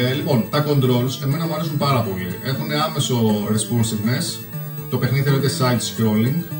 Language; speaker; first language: Greek; early bilingual, other home language; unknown